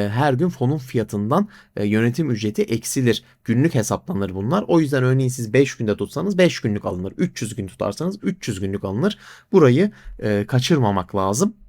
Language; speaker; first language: Turkish; native; Turkish